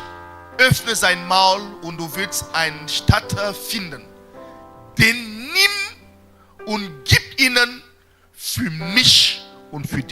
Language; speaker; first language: German; non-native, fluent; French